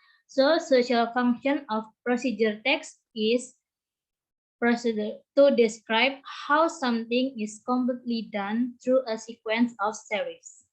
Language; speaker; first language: English; non-native, learner; Indonesian